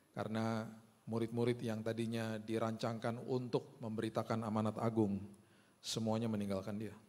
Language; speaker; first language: Indonesian; early bilingual, other home language; Hindi